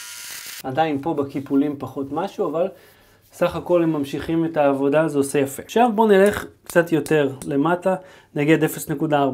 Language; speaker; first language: Hebrew; native; Hebrew